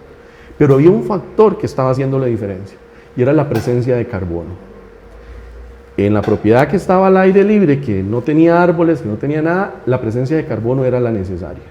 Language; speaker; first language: Spanish; native; Spanish